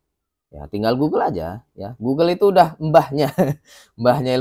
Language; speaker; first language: Indonesian; native; Indonesian